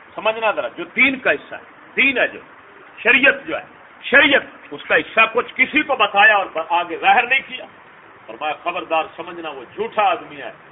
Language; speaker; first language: Urdu; non-native, local second language; Punjabi